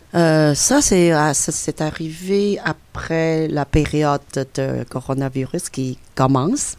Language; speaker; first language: French; non-native, fluent; Chinese